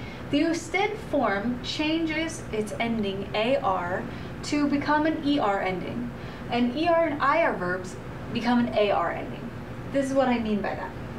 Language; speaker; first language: English; native; English